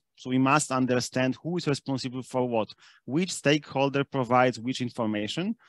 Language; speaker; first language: English; non-native, fluent; German